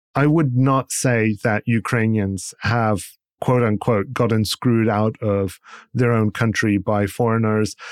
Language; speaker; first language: English; non-native, fluent; Polish